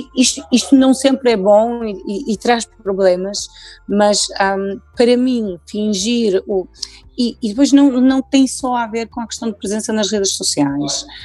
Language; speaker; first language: Portuguese; non-native, fluent; Polish